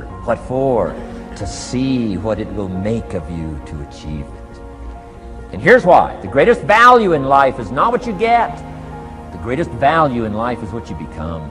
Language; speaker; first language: English; native; English